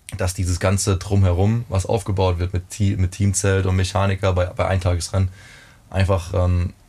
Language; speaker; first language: German; native; German